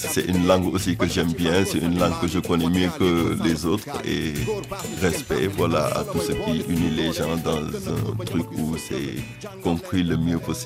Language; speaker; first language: French; non-native, local second language; Wolof